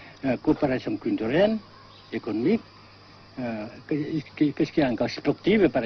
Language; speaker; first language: French; non-native, local second language; Vietnamese